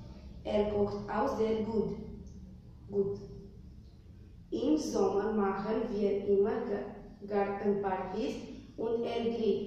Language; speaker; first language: German; non-native, learner; Romanian